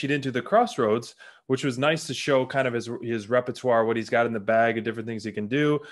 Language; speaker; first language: English; native; English